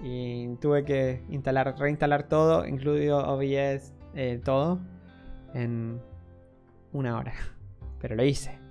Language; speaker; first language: Spanish; native; Spanish